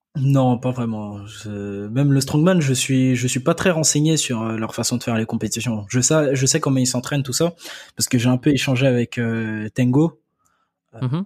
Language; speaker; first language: French; early bilingual, other home language; Akan